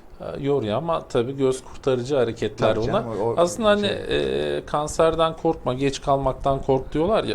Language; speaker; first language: Turkish; native; Turkish